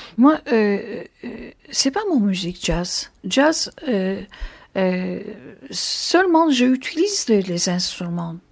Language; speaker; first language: French; non-native, fluent; Turkish